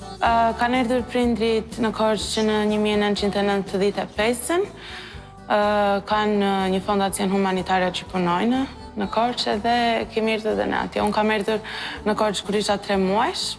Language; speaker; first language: Albanian; early bilingual, other home language; English